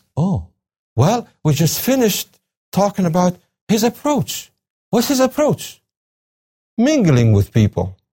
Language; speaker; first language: English; non-native, fluent; Arabic